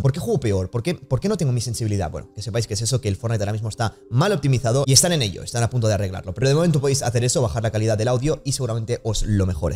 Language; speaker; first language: Spanish; native; Spanish